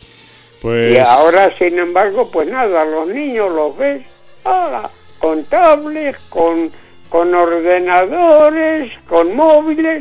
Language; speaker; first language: Spanish; native; Spanish